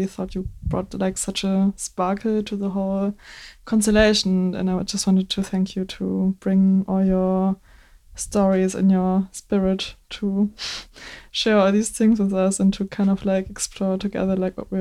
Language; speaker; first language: English; non-native, fluent; German